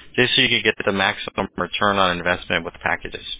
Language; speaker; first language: English; early bilingual, other home language; Spanish